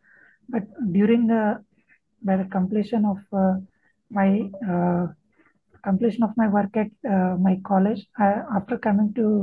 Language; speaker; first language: English; non-native, local second language; Telugu